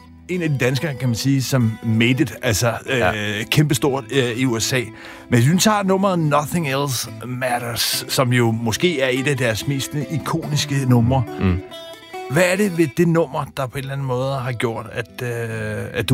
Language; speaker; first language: Danish; native; Danish